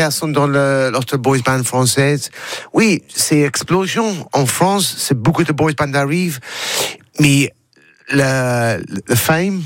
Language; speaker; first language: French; non-native, learner; English